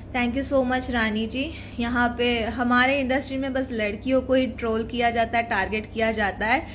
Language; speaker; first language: Hindi; non-native, local second language; Gujarati